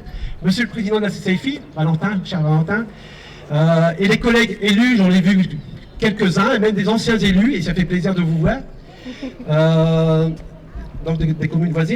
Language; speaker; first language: French; native; French